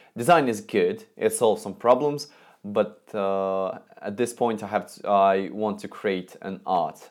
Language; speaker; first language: English; non-native, fluent; Russian